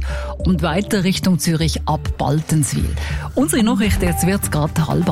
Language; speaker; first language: German; native; German